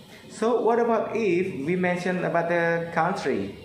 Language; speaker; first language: English; non-native, fluent; Indonesian